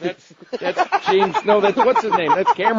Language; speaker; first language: English; native; English